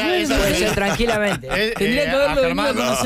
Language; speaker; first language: Spanish; native; Spanish